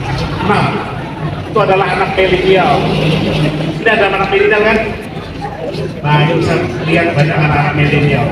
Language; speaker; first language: Indonesian; native; Indonesian